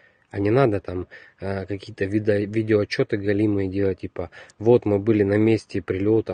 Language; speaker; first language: Russian; native; Russian